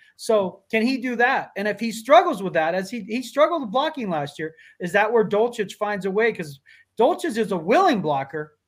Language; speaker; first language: English; native; English